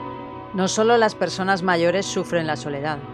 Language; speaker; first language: Spanish; native; Spanish